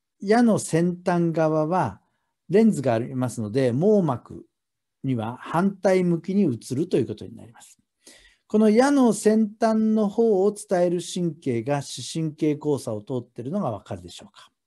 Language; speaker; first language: Japanese; native; Japanese